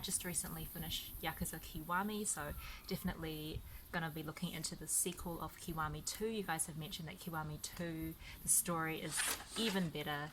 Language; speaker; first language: English; early bilingual, other home language; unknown